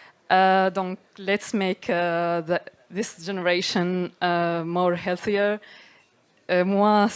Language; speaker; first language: French; non-native, learner; Arabic